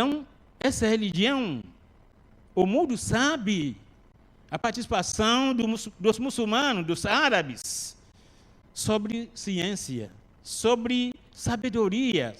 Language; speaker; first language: Portuguese; non-native, learner; Arabic